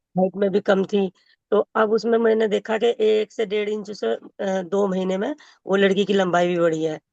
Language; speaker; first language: Hindi; native; Hindi